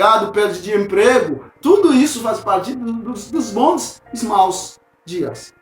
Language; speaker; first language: Portuguese; non-native, fluent; Haitian Creole